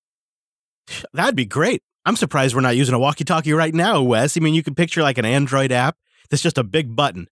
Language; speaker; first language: English; native; English